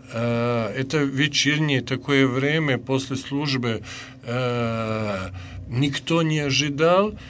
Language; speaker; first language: Russian; non-native, fluent; Serbian